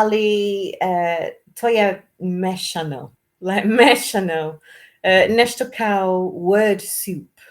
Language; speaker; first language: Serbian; non-native, learner; English